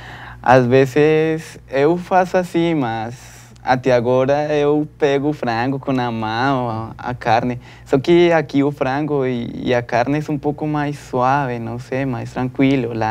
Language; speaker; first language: Portuguese; non-native, learner; Spanish